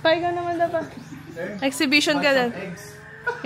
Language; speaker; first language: Filipino; native; Filipino